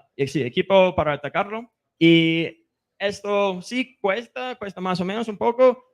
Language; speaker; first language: Spanish; non-native, fluent; English